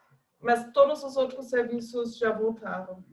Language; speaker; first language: Portuguese; non-native, fluent; German